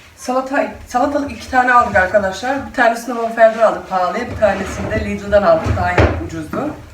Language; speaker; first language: Turkish; early bilingual, heritage; Turkish